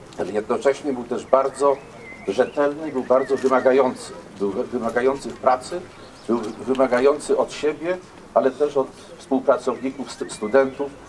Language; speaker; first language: Polish; native; Polish